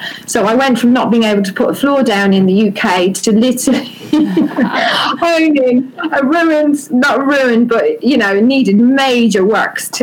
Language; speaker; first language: English; native; English